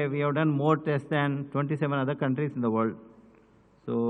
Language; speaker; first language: English; non-native, local second language; Telugu